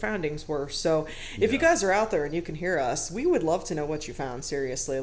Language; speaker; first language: English; native; English